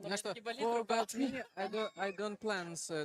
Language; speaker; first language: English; non-native, learner; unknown